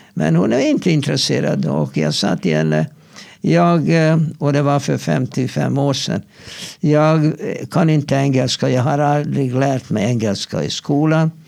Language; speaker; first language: Swedish; non-native, fluent; Hungarian